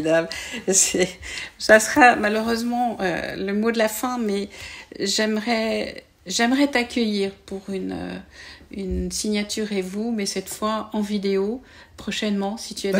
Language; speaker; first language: French; native; French